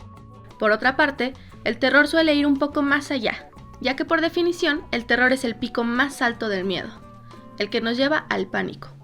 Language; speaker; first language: Spanish; native; Spanish